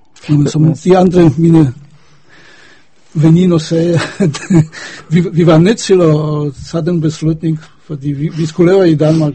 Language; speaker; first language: Danish; non-native, fluent; Polish